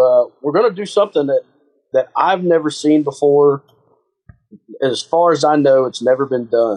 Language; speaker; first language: English; native; English